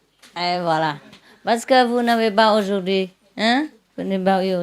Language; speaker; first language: French; non-native, learner; Vietnamese